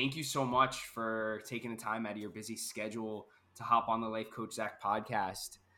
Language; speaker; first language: English; native; English